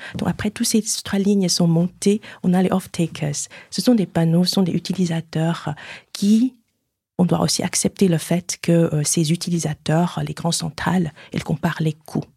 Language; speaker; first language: French; non-native, fluent; Chinese